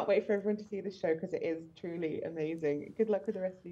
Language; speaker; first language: English; native; English